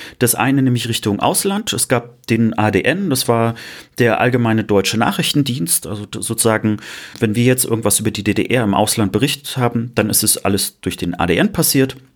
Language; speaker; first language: German; native; German